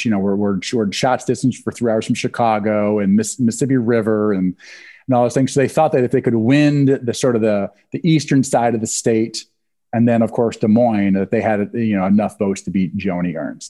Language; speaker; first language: English; native; English